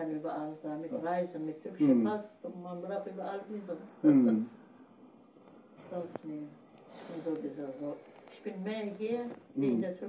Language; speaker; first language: German; non-native, learner; Turkish